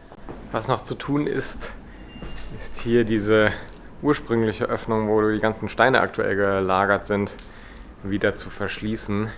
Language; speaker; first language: German; native; German